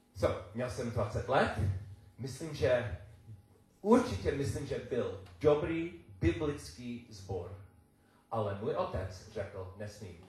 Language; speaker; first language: Czech; non-native, learner; English